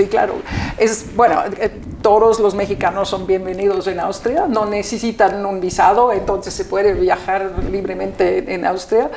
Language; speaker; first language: Spanish; non-native, fluent; German